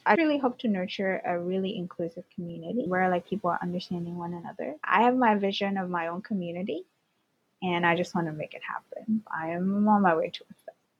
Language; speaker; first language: English; non-native, local second language; Cantonese